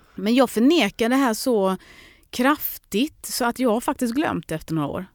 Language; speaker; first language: Swedish; early bilingual, other home language; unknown